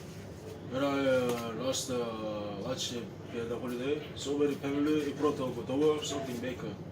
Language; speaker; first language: English; non-native, learner; Korean